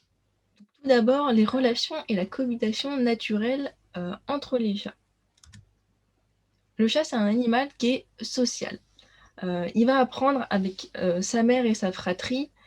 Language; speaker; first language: French; native; French